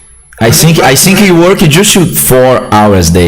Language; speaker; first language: English; non-native, learner; Portuguese